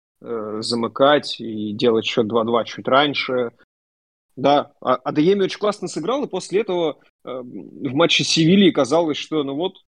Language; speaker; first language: Russian; native; Russian